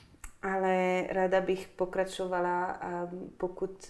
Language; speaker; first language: Czech; non-native, fluent; French